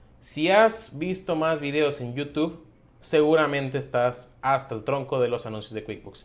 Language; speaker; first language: Spanish; native; Spanish